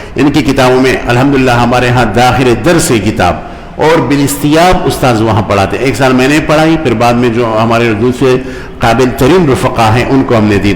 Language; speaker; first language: Urdu; non-native, local second language; Pashto